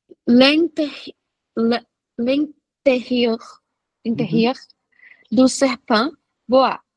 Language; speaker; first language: French; non-native, learner; Portuguese